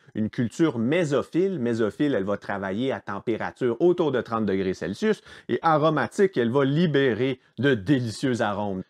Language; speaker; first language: French; native; French